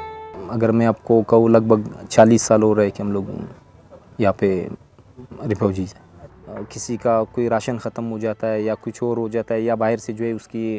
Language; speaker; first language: Hindi; non-native, local second language; Pashto